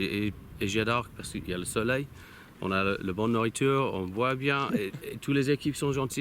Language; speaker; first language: French; non-native, learner; English